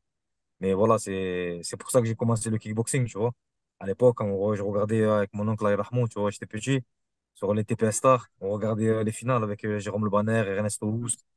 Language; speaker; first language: French; native; French